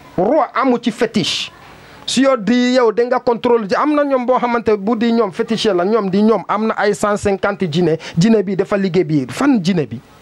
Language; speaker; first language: Wolof; non-native, learner; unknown